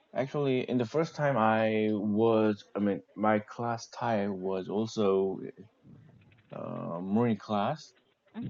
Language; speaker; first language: English; non-native, learner; Korean